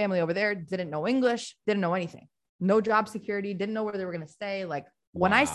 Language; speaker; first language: English; early bilingual, other home language; Albanian